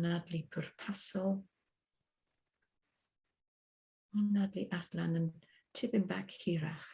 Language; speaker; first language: Welsh; non-native, learner; English